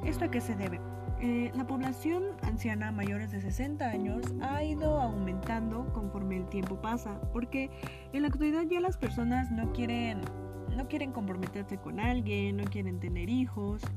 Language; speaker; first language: Spanish; native; Spanish